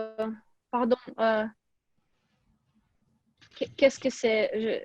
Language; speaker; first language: French; non-native, learner; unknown